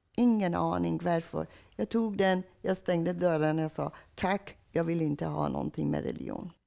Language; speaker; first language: Swedish; non-native, fluent; Persian